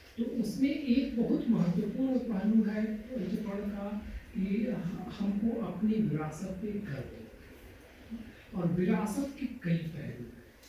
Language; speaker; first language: Hindi; native; Hindi